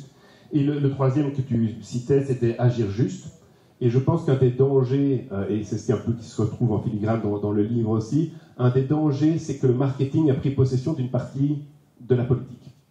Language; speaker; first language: French; native; French